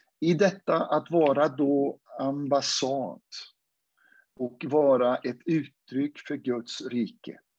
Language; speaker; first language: Swedish; non-native, fluent; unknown